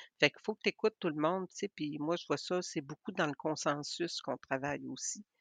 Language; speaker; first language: French; native; French